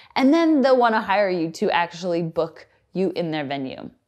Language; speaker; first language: English; native; English